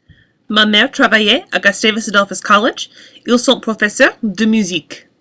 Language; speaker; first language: French; non-native, learner; English